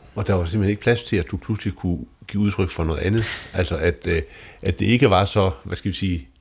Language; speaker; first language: Danish; native; Danish